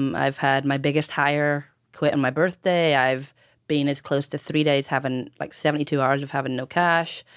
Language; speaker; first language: English; native; English